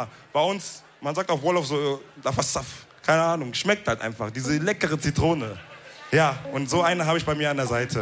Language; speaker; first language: German; early bilingual, other home language; Wolof